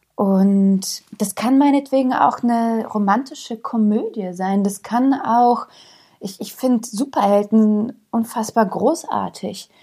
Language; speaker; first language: German; early bilingual, other home language; Croatian